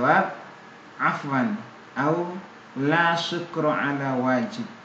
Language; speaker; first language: Arabic; non-native, fluent; Indonesian